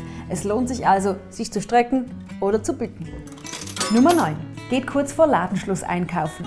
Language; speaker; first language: German; native; German